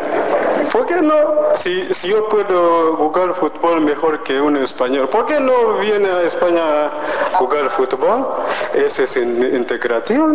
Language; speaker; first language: Spanish; non-native, learner; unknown